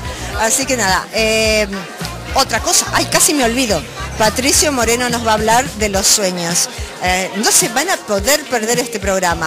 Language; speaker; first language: Spanish; native; Spanish